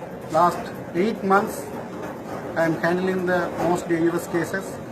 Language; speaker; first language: English; non-native, local second language; Tamil